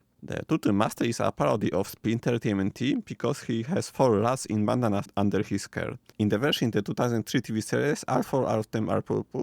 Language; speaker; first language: English; non-native, fluent; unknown